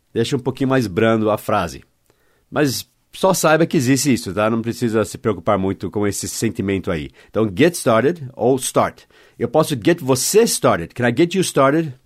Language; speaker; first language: Portuguese; non-native, fluent; English